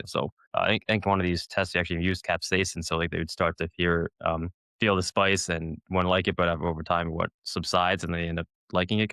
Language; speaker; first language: English; native; English